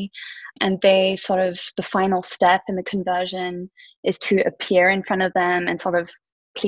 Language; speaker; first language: English; early bilingual, other home language; French